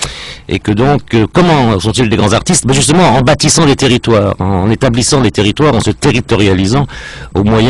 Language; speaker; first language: French; native; French